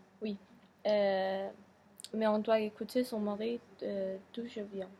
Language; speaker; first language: French; non-native, learner; Danish